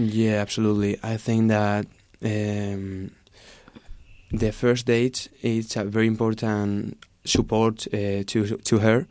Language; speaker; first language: English; non-native, learner; Spanish